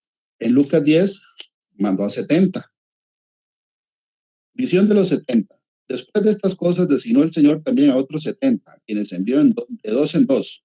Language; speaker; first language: Spanish; native; Spanish